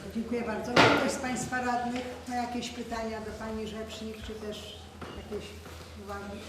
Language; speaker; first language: Polish; native; Polish